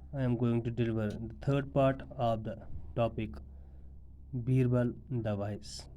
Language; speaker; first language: English; non-native, local second language; Urdu